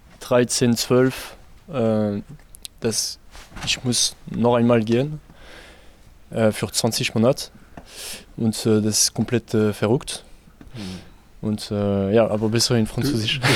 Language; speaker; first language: German; non-native, learner; French